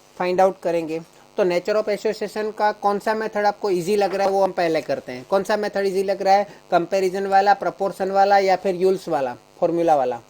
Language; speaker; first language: Hindi; non-native, local second language; Gujarati